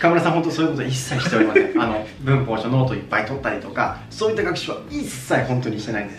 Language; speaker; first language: Japanese; native; Japanese